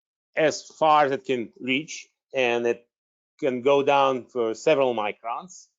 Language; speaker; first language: English; non-native, fluent; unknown